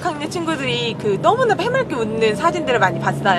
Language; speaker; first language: Korean; native; Korean